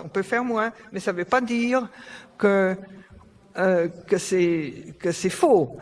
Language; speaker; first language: French; non-native, fluent; German